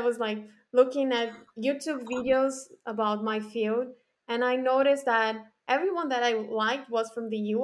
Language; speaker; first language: English; non-native, fluent; Portuguese